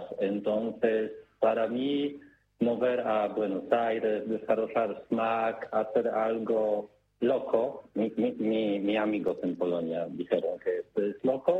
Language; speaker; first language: Spanish; non-native, learner; Polish